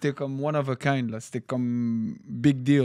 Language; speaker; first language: French; native; French